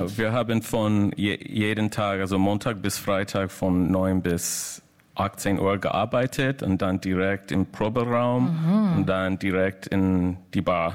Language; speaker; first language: German; non-native, learner; English